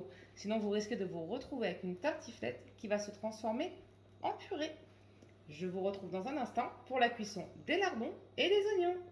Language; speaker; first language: French; native; French